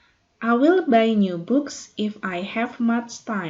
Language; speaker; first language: English; non-native, fluent; Indonesian